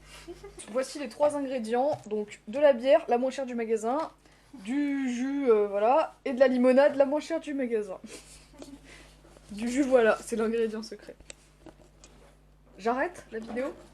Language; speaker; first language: French; native; French